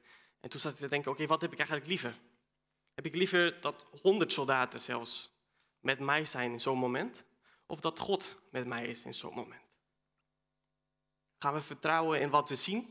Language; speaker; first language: Dutch; non-native, fluent; Spanish